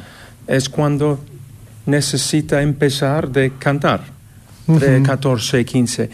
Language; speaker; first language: Spanish; non-native, fluent; English